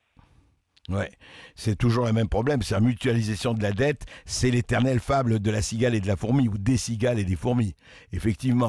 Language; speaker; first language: French; native; French